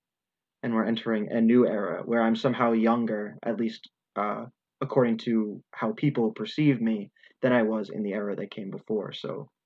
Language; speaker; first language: English; native; English